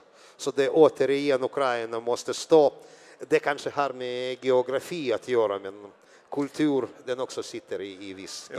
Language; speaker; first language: Swedish; non-native, fluent; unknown